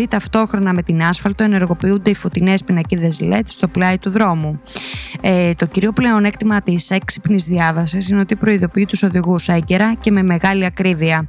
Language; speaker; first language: Greek; native; Greek